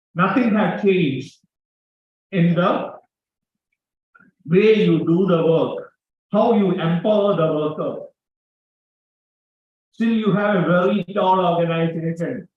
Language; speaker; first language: English; non-native, local second language; Malayalam